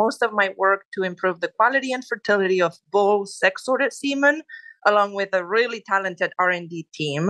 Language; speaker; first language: English; non-native, fluent; Spanish